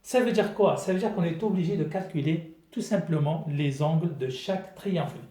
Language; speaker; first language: French; non-native, local second language; Arabic